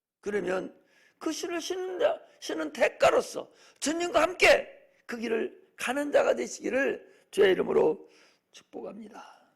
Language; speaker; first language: Korean; native; Korean